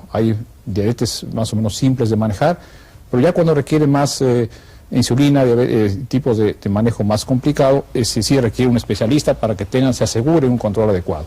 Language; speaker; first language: Spanish; native; Spanish